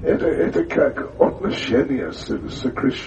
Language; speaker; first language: Russian; non-native, learner; English